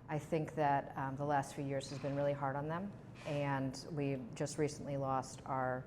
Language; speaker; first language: English; native; English